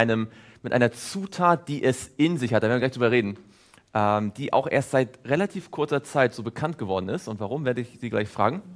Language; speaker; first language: German; native; German